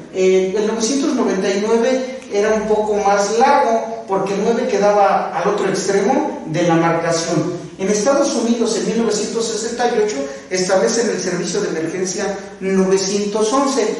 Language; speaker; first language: Spanish; native; Spanish